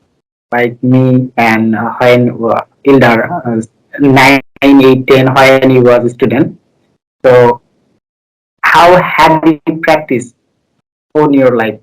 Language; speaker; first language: English; non-native, learner; Bangla